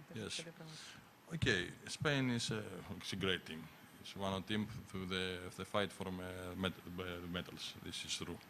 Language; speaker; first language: English; non-native, learner; Greek